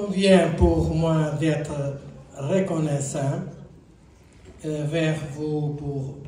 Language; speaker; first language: French; non-native, learner; Portuguese